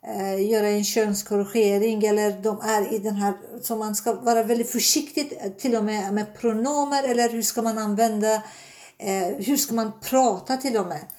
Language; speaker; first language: Swedish; non-native, fluent; Persian